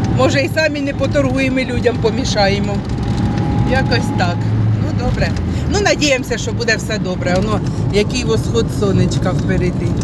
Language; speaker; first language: Ukrainian; native; Ukrainian